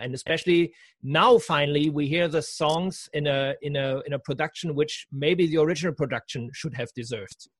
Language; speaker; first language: English; non-native, fluent; German